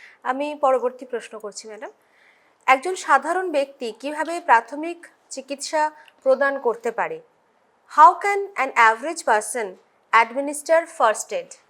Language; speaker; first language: Bangla; native; Bangla